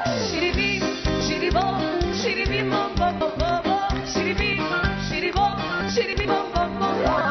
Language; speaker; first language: Turkish; native; Turkish